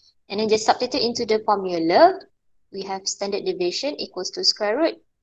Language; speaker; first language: English; non-native, local second language; Malay